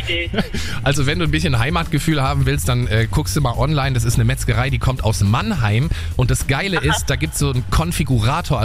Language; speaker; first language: German; native; German